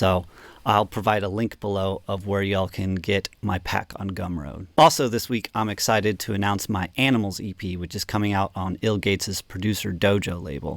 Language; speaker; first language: English; native; English